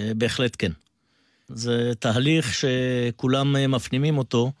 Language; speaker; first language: Hebrew; native; Hebrew